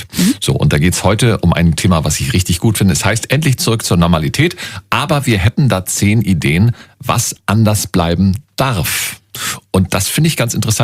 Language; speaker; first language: German; native; German